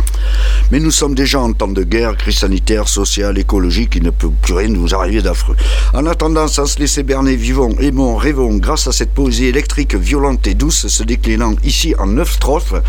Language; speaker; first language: French; native; French